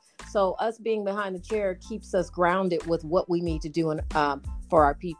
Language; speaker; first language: English; native; English